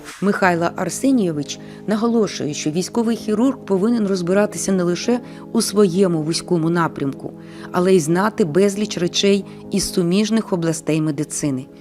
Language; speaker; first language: Ukrainian; native; Ukrainian